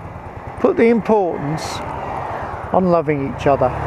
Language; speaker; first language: English; native; English